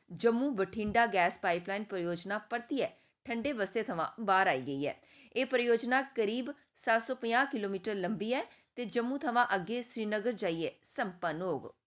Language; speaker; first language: Punjabi; non-native, local second language; Dogri